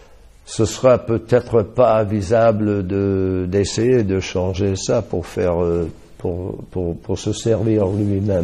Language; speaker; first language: French; non-native, fluent; English